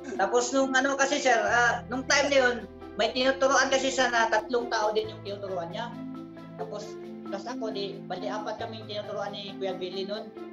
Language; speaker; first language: Filipino; non-native, local second language; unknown